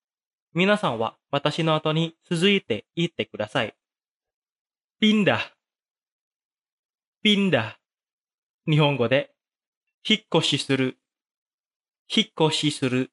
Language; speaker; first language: Japanese; non-native, fluent; Indonesian